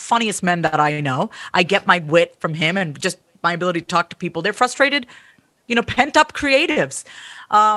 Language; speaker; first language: English; native; English